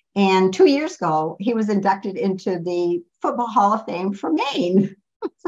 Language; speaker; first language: English; native; English